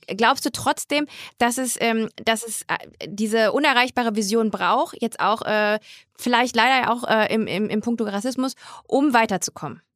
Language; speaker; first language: German; native; German